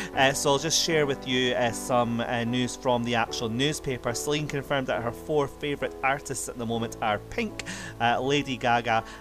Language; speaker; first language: English; native; English